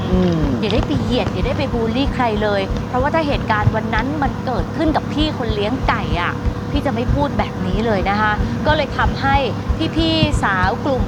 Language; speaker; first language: Thai; native; Thai